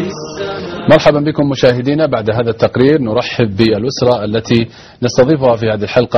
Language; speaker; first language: Arabic; native; Arabic